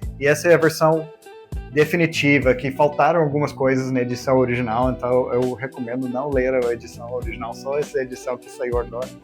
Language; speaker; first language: Portuguese; non-native, fluent; English